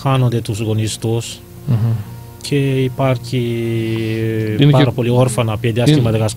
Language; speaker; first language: Greek; non-native, learner; Malagasy